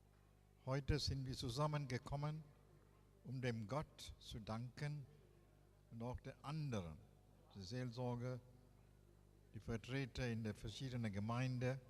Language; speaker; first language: German; non-native, fluent; Tamil